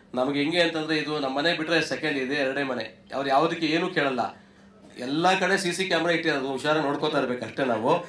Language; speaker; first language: Kannada; native; Kannada